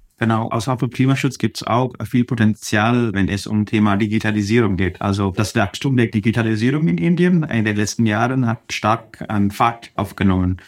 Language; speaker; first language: German; non-native, fluent; Telugu